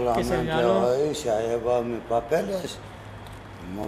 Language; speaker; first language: Spanish; non-native, learner; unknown